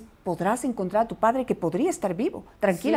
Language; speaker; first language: Spanish; native; Spanish